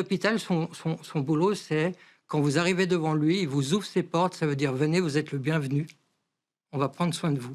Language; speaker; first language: French; native; French